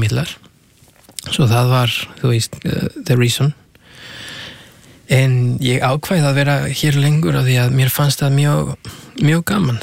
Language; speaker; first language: Icelandic; non-native, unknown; Spanish